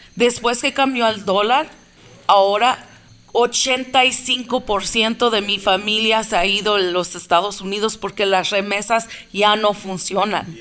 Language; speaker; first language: Spanish; early bilingual, heritage; Spanish